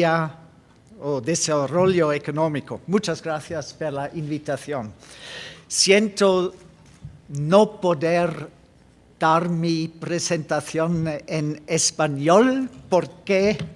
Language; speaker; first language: Spanish; non-native, learner; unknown